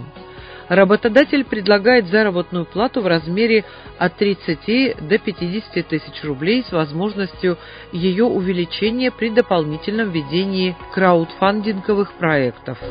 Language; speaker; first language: Russian; native; Russian